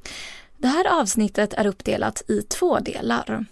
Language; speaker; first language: Swedish; native; Swedish